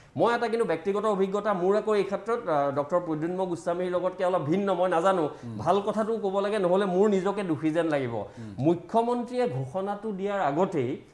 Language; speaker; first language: Assamese; native; Assamese